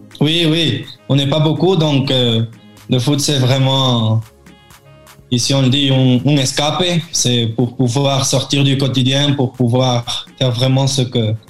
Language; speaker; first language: French; early bilingual, heritage; French